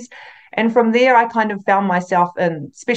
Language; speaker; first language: English; native; English